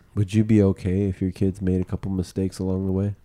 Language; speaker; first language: English; early bilingual, other home language; Spanish